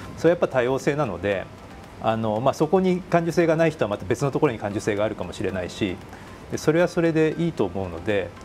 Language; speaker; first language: Japanese; native; Japanese